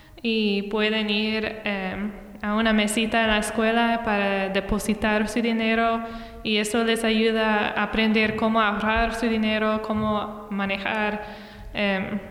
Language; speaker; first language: Spanish; non-native, fluent; English